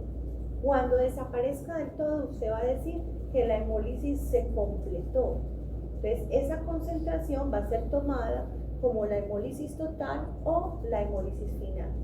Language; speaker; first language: Spanish; native; Spanish